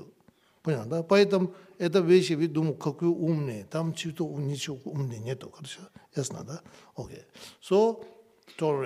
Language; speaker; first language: Russian; non-native, learner; Tibetan